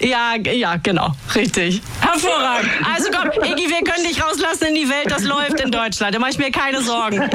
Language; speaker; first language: German; native; German